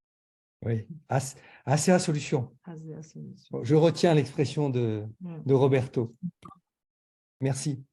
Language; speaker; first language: French; native; French